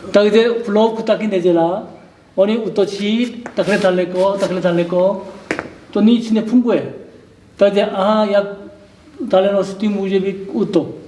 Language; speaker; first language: Czech; non-native, learner; Korean